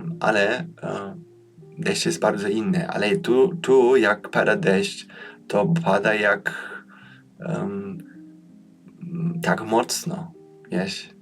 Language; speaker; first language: Polish; early bilingual, heritage; Polish